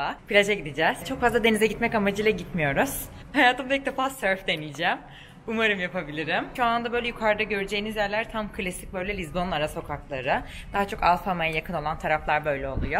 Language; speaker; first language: Turkish; native; Turkish